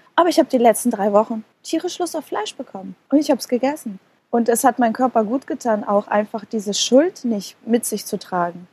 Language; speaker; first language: German; non-native, fluent; Portuguese